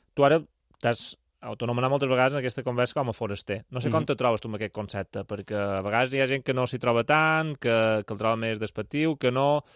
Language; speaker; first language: Catalan; native; Catalan